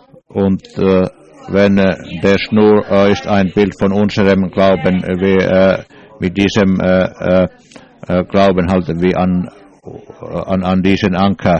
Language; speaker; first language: German; non-native, learner; English